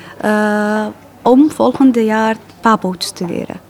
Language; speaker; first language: Dutch; non-native, learner; Arabic